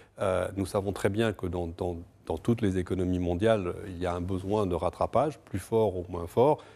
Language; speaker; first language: French; non-native, fluent; Portuguese